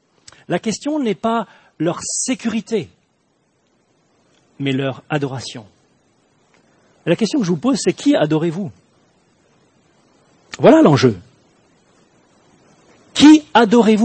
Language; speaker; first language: French; native; French